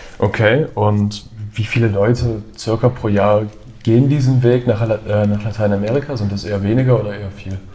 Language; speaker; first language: German; native; German